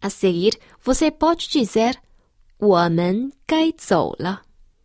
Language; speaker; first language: Portuguese; non-native, fluent; Chinese